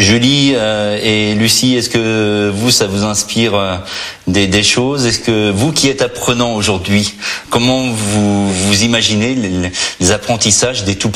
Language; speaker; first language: French; native; French